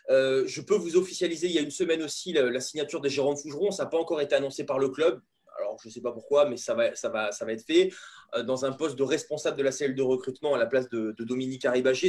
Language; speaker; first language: French; native; French